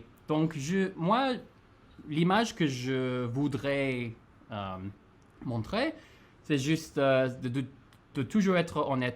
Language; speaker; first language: French; non-native, fluent; English